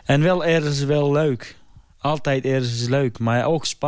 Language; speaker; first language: Dutch; non-native, learner; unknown